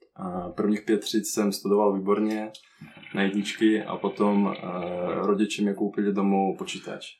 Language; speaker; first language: Czech; non-native, fluent; Russian